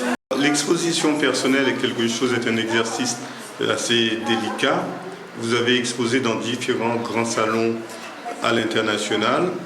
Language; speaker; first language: French; native; French